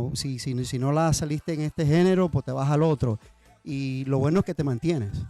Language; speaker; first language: Spanish; early bilingual, other home language; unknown